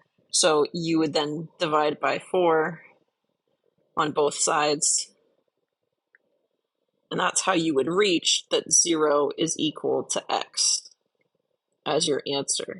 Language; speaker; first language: English; native; English